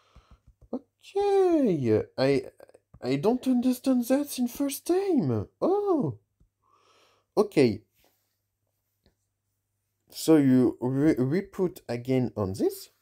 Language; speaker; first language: English; non-native, learner; French